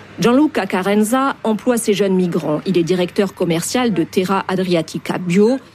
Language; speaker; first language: French; native; French